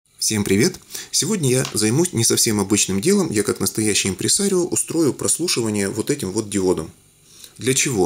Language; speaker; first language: Russian; native; Russian